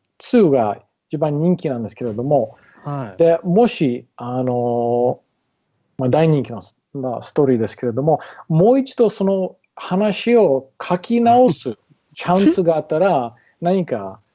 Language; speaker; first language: Japanese; non-native, learner; English